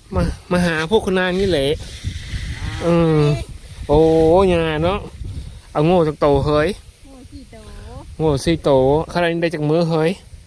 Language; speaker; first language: Thai; non-native, local second language; Northeastern Thai